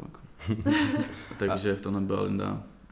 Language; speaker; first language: Czech; native; Czech